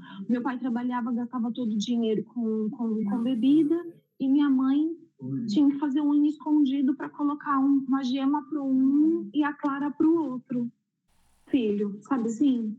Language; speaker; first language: Portuguese; native; Portuguese